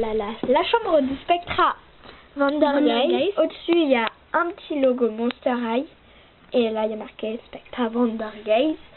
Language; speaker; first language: French; native; French